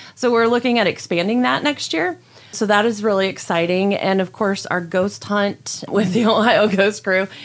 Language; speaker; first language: English; native; English